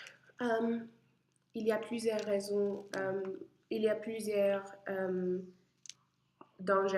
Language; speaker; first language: French; non-native, learner; English